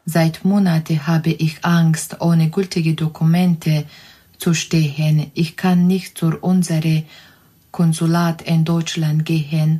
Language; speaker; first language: German; non-native, learner; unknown